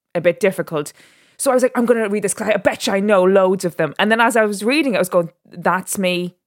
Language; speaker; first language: English; native; English